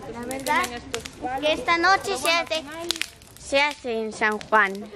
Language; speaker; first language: Spanish; native; Spanish